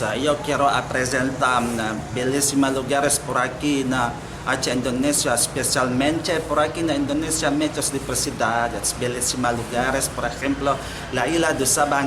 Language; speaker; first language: Spanish; non-native, learner; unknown